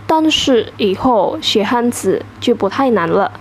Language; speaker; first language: Chinese; non-native, fluent; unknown